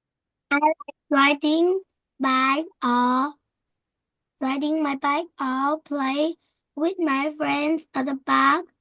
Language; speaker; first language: English; non-native, learner; Vietnamese